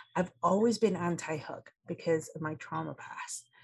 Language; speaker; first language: English; native; English